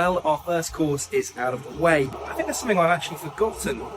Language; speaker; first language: English; native; English